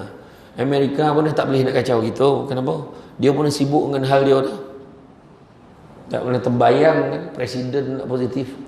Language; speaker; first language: Malay; native; Malay